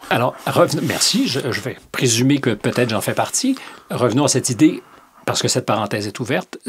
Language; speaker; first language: French; native; French